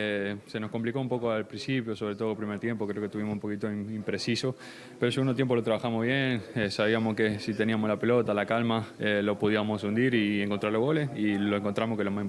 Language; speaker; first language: Spanish; native; Spanish